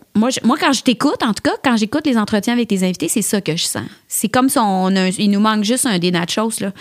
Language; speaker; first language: French; native; French